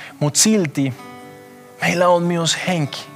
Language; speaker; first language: Finnish; non-native, fluent; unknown